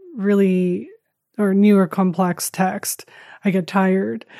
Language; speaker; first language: English; early bilingual, other home language; Chinese